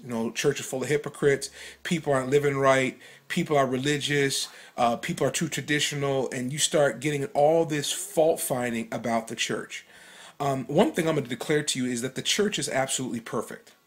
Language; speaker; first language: English; native; English